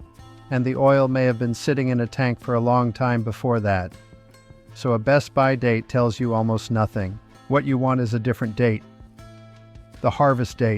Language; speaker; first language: English; non-native, fluent; Italian